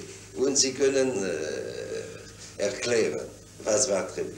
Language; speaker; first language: German; non-native, fluent; French